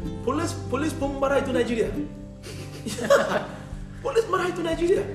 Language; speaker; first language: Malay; non-native, learner; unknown